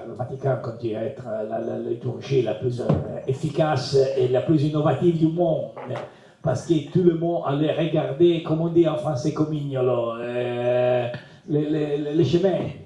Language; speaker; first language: French; non-native, learner; Italian